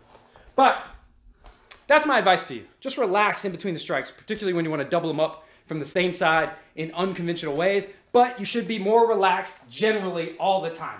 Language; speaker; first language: English; native; English